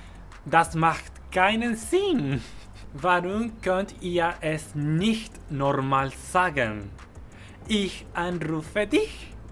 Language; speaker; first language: German; non-native, fluent; Spanish